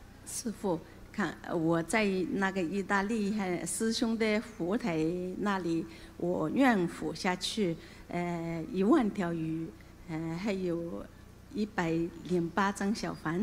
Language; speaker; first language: Chinese; non-native, local second language; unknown